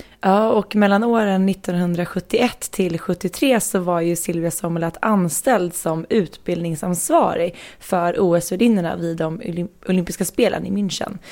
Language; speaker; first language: Swedish; native; Swedish